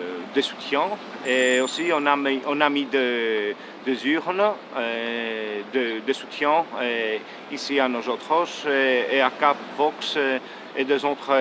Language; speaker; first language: French; non-native, fluent; Greek